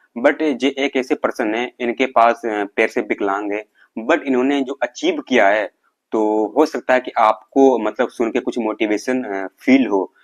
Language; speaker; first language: Hindi; native; Hindi